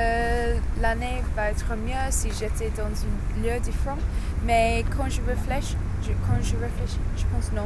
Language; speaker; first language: French; non-native, learner; English